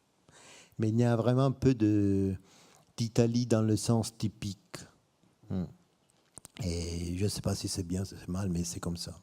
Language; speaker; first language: French; non-native, fluent; Italian